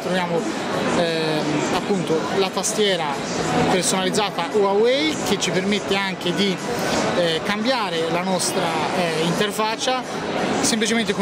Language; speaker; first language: Italian; native; Italian